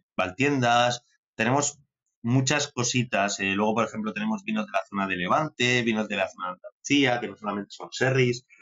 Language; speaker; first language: Spanish; native; Spanish